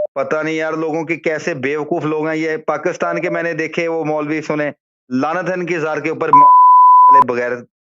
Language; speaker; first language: Urdu; non-native, local second language; Punjabi